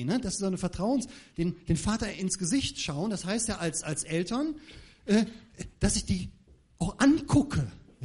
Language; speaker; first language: German; native; German